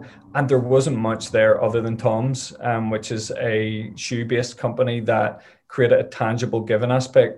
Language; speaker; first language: English; native; English